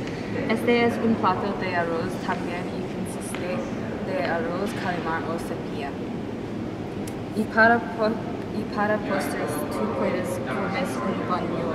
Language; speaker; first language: Spanish; non-native, learner; English